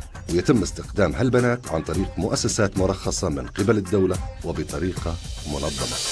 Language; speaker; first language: Arabic; native; Arabic